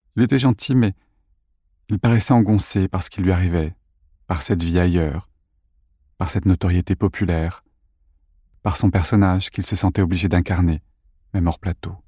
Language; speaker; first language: French; native; French